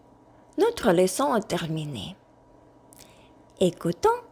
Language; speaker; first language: French; non-native, fluent; Ukrainian